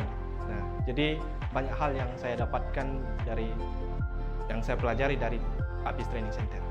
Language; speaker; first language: Indonesian; non-native, local second language; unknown